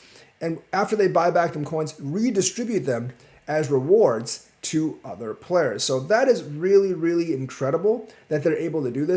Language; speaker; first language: English; native; English